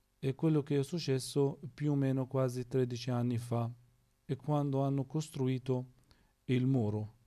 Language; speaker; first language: Italian; non-native, fluent; Arabic